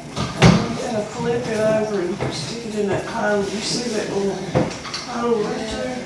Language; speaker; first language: English; native; English